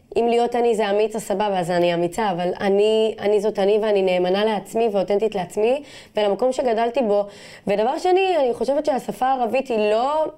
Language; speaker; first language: Hebrew; non-native, local second language; Arabic